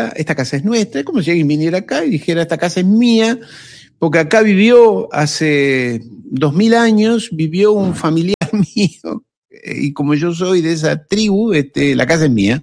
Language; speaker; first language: Spanish; native; Spanish